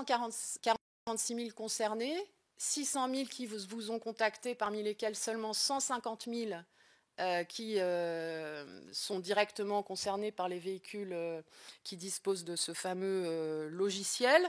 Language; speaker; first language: French; native; French